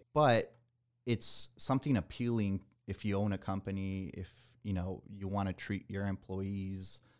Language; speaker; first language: English; early bilingual, other home language; Spanish